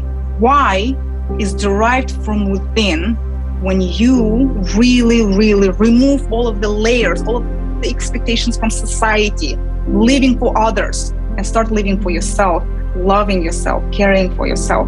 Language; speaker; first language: English; non-native, fluent; Kazakh